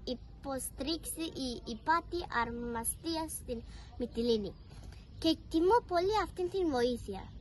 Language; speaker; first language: Greek; early bilingual, other home language; Persian